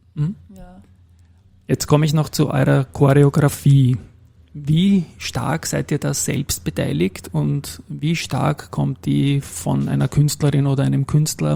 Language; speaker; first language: German; native; German